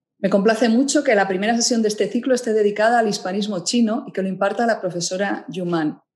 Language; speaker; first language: Spanish; native; Spanish